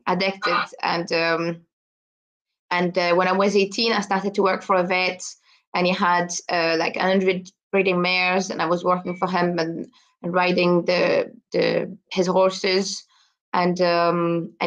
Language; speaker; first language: English; non-native, fluent; French